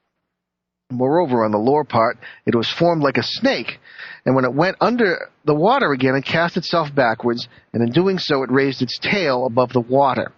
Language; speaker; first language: English; native; English